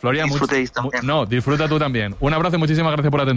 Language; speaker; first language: Spanish; native; Spanish